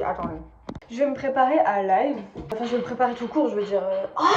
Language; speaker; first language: French; native; French